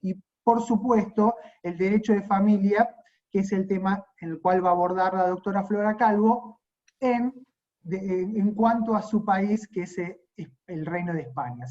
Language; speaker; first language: Spanish; native; Spanish